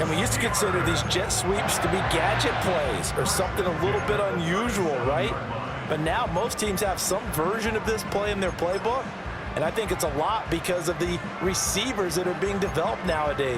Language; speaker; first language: English; native; English